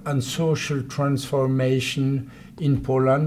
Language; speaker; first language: English; non-native, fluent; Polish